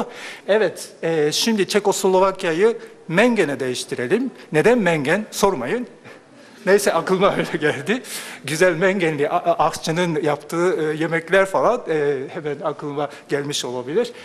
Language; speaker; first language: Turkish; non-native, fluent; Japanese